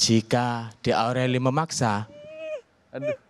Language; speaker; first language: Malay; non-native, local second language; Javanese